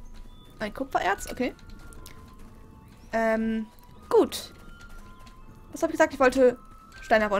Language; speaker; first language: German; native; German